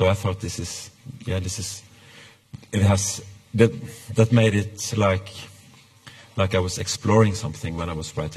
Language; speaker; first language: English; non-native, fluent; Norwegian